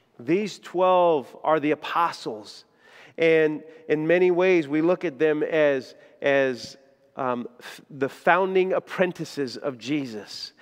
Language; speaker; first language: English; native; English